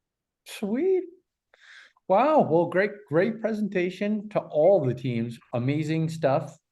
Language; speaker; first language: English; native; English